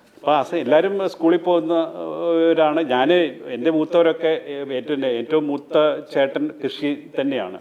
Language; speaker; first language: Malayalam; native; Malayalam